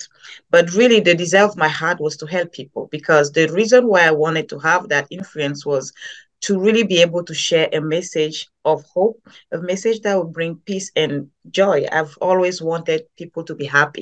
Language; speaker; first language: English; non-native, local second language; French